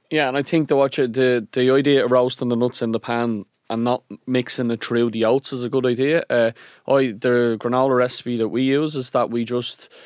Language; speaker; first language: English; native; English